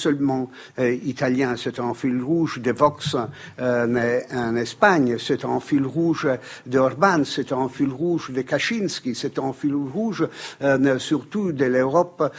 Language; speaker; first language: French; non-native, fluent; Italian